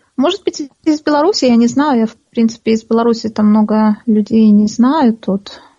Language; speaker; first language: Russian; native; Russian